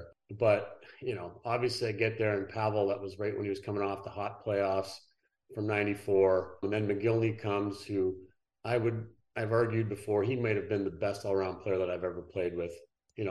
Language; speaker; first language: English; native; English